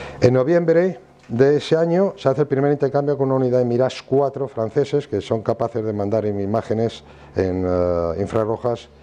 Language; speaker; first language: Spanish; native; Spanish